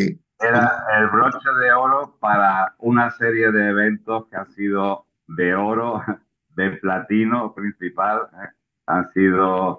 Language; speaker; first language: Spanish; native; Spanish